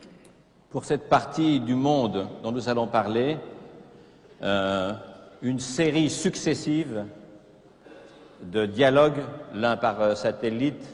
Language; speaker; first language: French; native; French